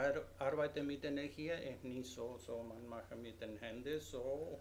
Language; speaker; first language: German; non-native, learner; Spanish